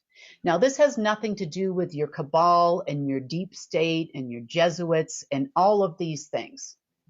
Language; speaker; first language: English; native; English